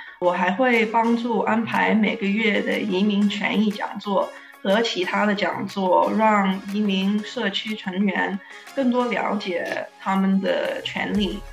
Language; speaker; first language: Chinese; early bilingual, heritage; Chinese